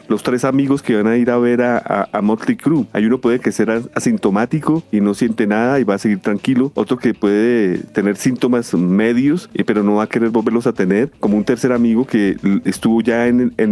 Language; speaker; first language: Spanish; native; Spanish